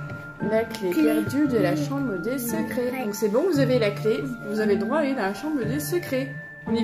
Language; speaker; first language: French; native; French